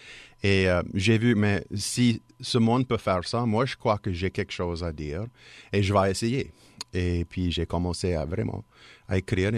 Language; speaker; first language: French; native; French